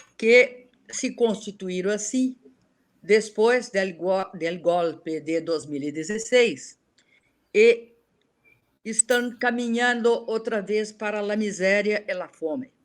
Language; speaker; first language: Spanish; non-native, learner; Portuguese